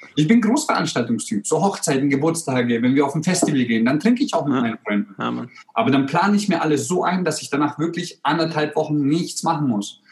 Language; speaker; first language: German; early bilingual, other home language; Croatian